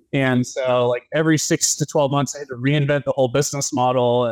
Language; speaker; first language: English; native; English